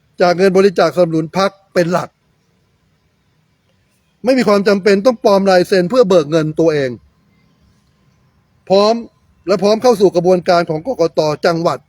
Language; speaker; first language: Thai; native; Thai